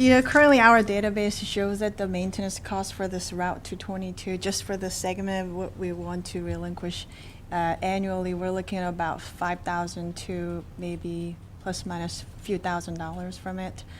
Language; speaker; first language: English; non-native, fluent; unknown